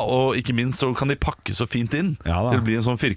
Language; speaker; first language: Norwegian; native; Norwegian